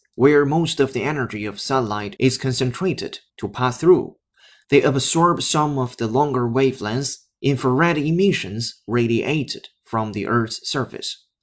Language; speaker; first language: English; non-native, fluent; Chinese